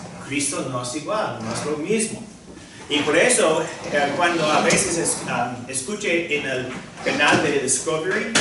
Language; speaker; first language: Spanish; non-native, fluent; English